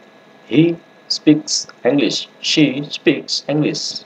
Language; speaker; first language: English; non-native, learner; Indonesian